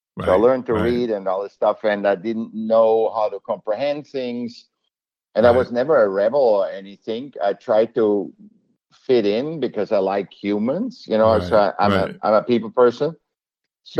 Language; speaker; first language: English; non-native, fluent; German